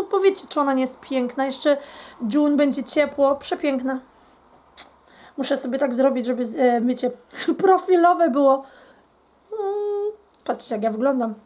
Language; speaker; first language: Polish; native; Polish